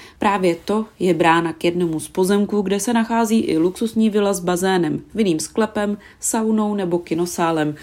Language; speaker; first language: Czech; native; Czech